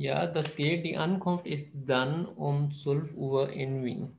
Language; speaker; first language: German; non-native, fluent; Hindi